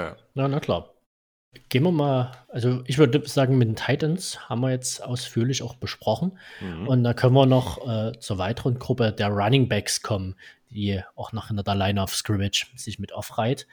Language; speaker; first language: German; native; German